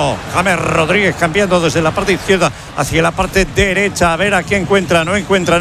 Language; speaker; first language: Spanish; native; Spanish